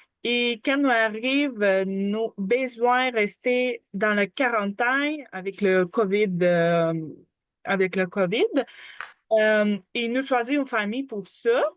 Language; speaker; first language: French; non-native, learner; Ukrainian